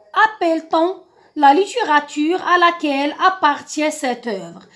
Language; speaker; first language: French; non-native, local second language; Arabic